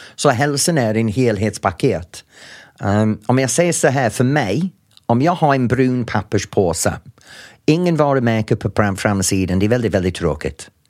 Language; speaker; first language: Swedish; non-native, fluent; English